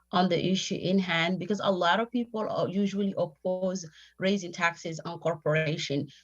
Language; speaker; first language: English; non-native, fluent; Somali